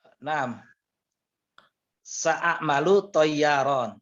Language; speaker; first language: Arabic; non-native, learner; Indonesian